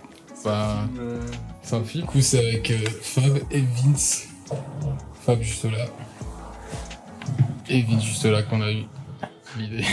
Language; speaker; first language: French; native; French